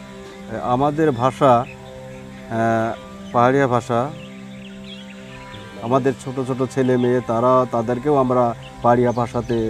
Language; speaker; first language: Bangla; non-native, local second language; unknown